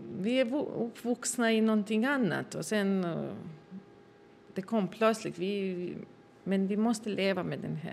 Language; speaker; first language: Swedish; non-native, fluent; Bosnian